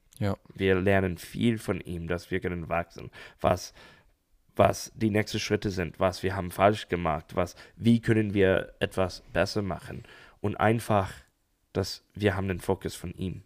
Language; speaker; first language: German; non-native, fluent; English